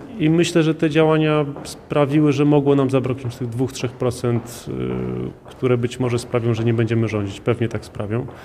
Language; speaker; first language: Polish; native; Polish